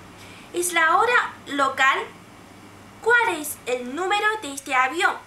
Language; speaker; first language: Spanish; non-native, fluent; Chinese